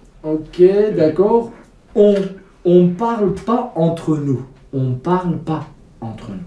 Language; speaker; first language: French; non-native, fluent; Kurdish